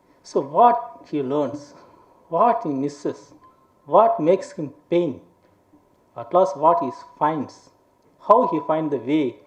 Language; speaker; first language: English; non-native, local second language; Tamil